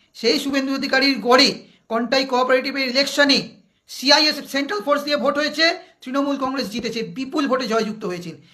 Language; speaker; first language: Bangla; native; Bangla